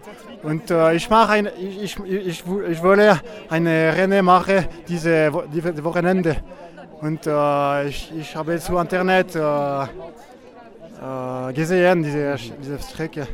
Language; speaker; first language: German; non-native, learner; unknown